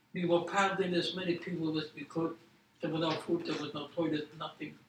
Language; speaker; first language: English; non-native, fluent; Polish